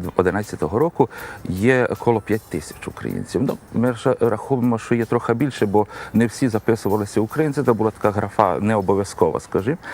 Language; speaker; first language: Ukrainian; early bilingual, heritage; Ukrainian